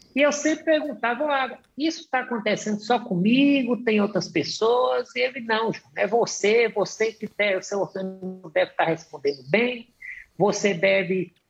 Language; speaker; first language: Portuguese; native; Portuguese